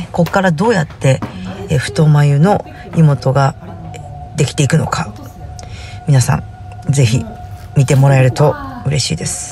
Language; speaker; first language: Japanese; native; Japanese